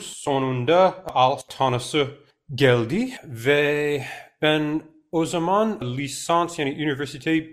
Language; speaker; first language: Turkish; non-native, fluent; English